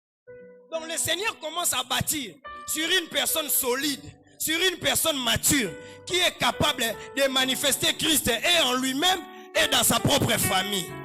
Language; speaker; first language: French; non-native, local second language; Lingala